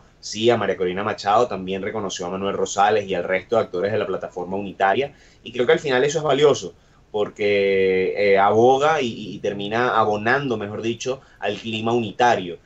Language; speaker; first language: Spanish; native; Spanish